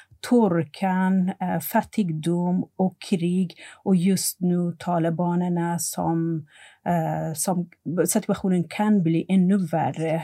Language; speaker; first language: Swedish; non-native, fluent; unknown